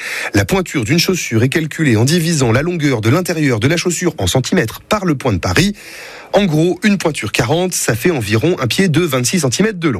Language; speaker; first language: French; native; French